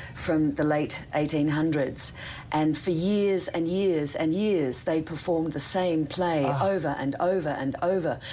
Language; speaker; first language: English; native; English